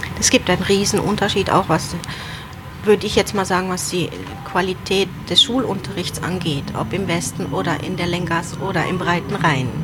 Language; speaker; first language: German; early bilingual, other home language; Turoyo